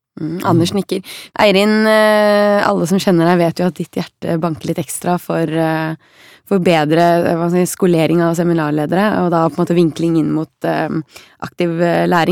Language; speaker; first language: Norwegian; native; Norwegian